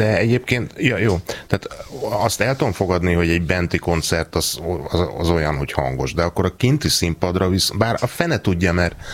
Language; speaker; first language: Hungarian; native; Hungarian